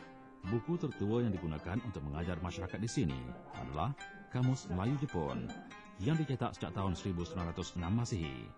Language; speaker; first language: Malay; native; Malay